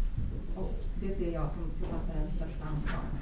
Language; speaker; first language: Swedish; non-native, fluent; Chinese